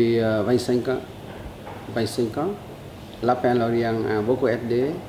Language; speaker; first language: French; non-native, learner; Vietnamese